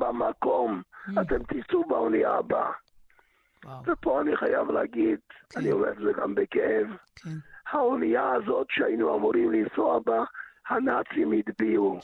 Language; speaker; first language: Hebrew; early bilingual, other home language; Yiddish